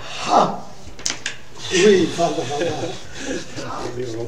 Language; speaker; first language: Spanish; native; Spanish